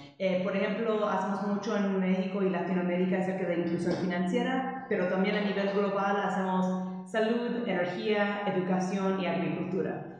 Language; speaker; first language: Spanish; non-native, fluent; English